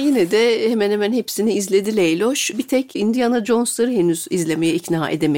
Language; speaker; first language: Turkish; native; Turkish